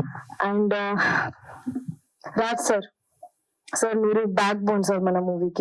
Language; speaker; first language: Telugu; non-native, learner; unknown